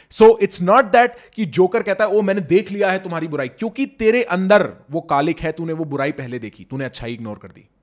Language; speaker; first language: Hindi; native; Hindi